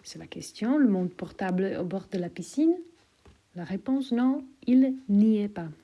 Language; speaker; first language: French; non-native, fluent; Czech